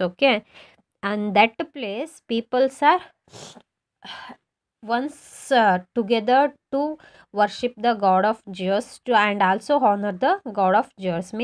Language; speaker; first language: English; non-native, local second language; Kannada